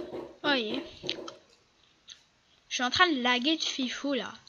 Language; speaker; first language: French; native; French